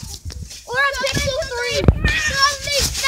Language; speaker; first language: English; native; English